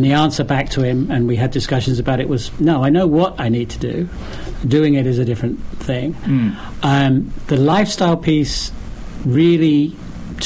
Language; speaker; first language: English; native; English